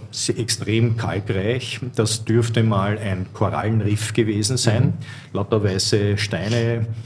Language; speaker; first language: German; native; German